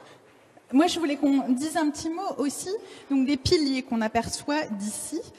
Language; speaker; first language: French; native; French